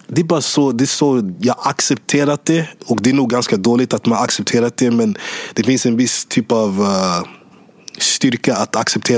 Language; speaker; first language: Swedish; early bilingual, other home language; English